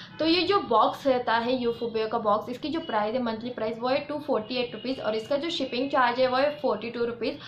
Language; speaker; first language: Hindi; non-native, local second language; Marathi